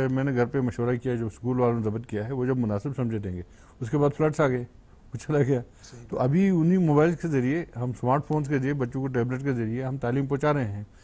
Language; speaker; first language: Urdu; non-native, local second language; Kashmiri